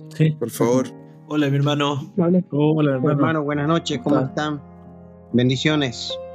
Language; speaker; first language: Spanish; native; Spanish